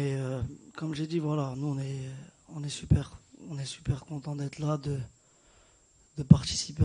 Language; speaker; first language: French; native; French